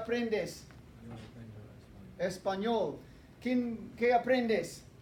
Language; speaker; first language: Spanish; non-native, fluent; English